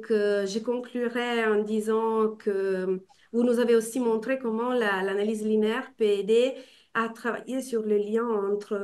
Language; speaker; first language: French; non-native, fluent; Italian